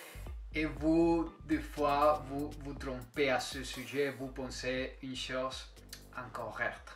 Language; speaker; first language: French; non-native, fluent; Spanish